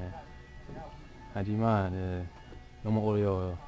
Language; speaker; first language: Korean; non-native, learner; English